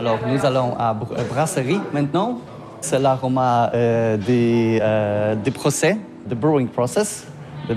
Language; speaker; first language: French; non-native, learner; Polish